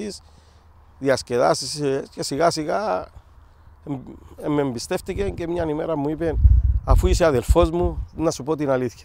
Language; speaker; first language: Greek; native; Greek